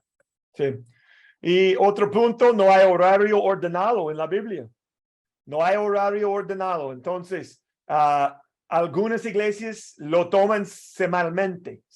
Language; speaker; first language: Spanish; non-native, fluent; English